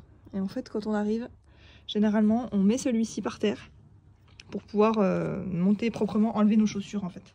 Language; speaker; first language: French; native; French